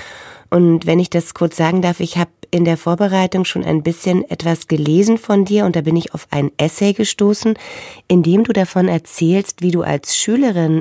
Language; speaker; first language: German; native; German